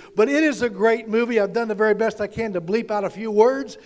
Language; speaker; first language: English; native; English